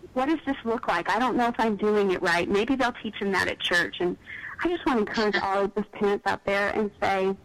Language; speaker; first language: English; native; English